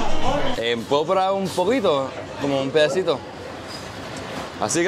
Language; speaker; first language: Spanish; early bilingual, heritage; Spanish